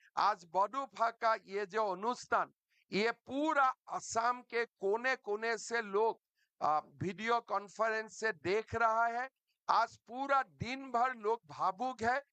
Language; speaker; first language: Hindi; non-native, local second language; Assamese